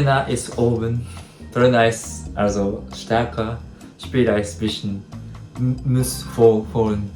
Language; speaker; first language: German; non-native, learner; Japanese